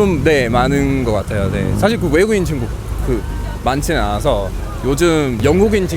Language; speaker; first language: Korean; non-native, fluent; English